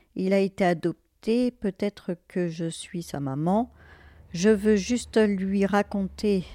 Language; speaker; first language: French; native; French